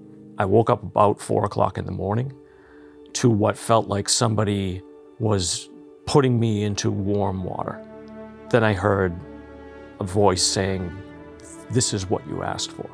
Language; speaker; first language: English; native; English